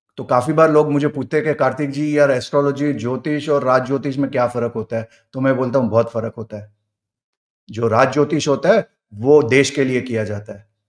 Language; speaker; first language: Hindi; non-native, local second language; Gujarati